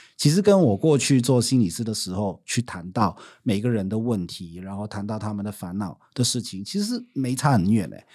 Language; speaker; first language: Chinese; non-native, fluent; Cantonese